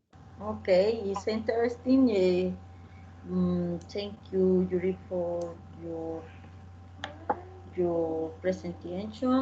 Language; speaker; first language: English; non-native, learner; Spanish